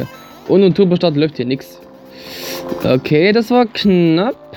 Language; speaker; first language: German; native; German